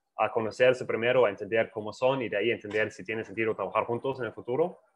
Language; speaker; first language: Spanish; non-native, fluent; German